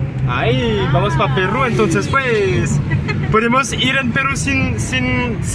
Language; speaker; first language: Spanish; non-native, learner; French